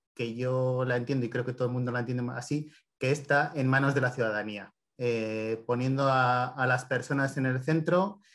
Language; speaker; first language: Spanish; native; Spanish